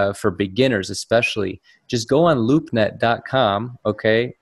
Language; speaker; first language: English; native; English